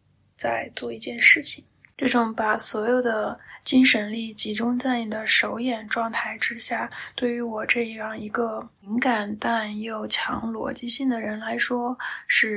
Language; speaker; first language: Chinese; native; Chinese